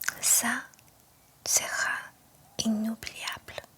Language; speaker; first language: French; non-native, learner; Chinese